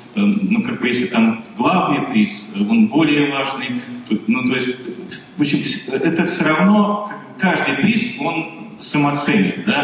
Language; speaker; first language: Russian; native; Russian